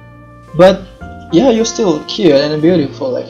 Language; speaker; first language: English; non-native, learner; Indonesian